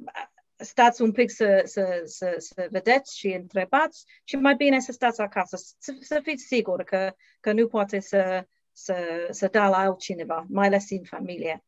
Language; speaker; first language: Romanian; non-native, learner; English